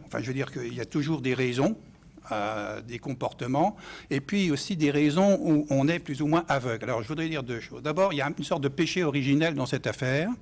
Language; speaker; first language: French; native; French